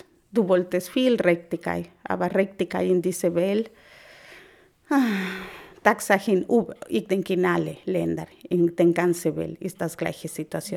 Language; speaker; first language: German; non-native, learner; Spanish